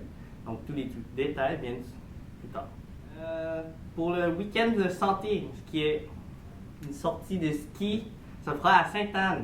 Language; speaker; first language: French; native; French